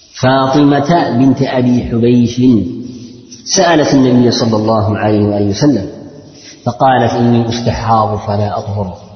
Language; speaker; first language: Arabic; non-native, fluent; Malay